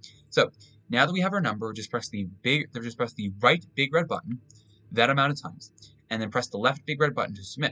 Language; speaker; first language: English; native; English